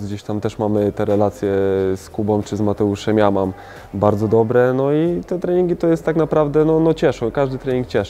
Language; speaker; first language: Polish; native; Polish